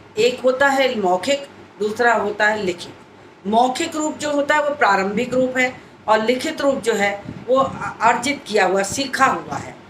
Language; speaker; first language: Hindi; native; Hindi